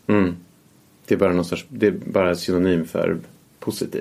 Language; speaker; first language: Swedish; native; Swedish